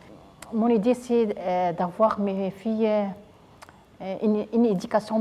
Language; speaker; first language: French; non-native, learner; Arabic